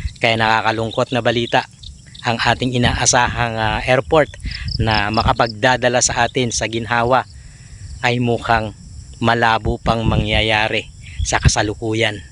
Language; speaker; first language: Filipino; non-native, local second language; Hiligaynon